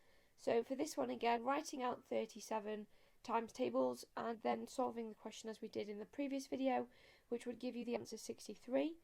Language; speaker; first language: English; native; English